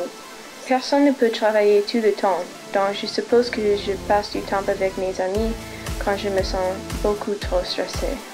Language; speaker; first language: French; non-native, fluent; English